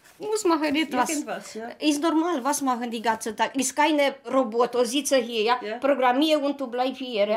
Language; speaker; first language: German; non-native, learner; Romanian